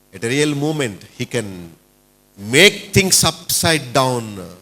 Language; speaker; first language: English; non-native, local second language; Telugu